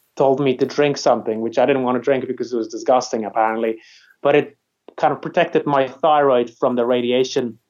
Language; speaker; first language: English; non-native, fluent; Polish